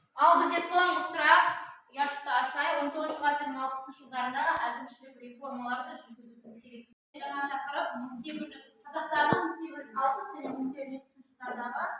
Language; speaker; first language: Kazakh; non-native, local second language; Uzbek